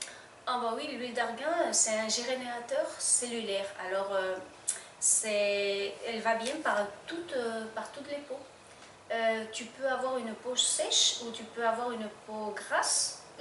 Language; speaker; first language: French; non-native, fluent; Spanish